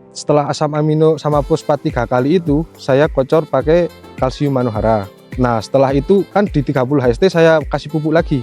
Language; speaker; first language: Indonesian; non-native, local second language; Javanese